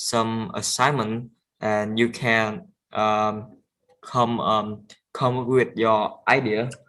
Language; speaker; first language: English; non-native, learner; Vietnamese